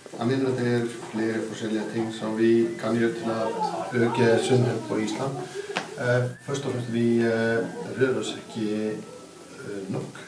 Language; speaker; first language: Danish; non-native, fluent; Icelandic